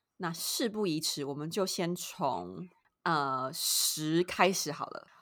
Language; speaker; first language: Chinese; native; Chinese